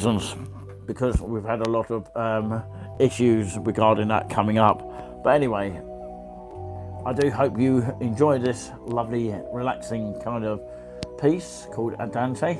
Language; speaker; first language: English; native; English